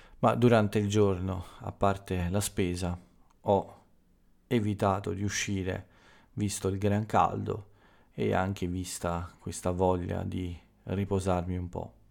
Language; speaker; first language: Italian; native; Italian